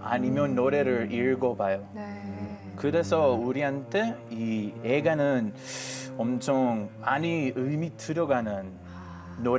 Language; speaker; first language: Korean; non-native, fluent; Hebrew